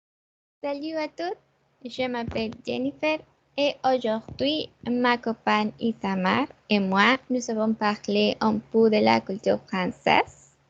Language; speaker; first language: French; non-native, learner; Spanish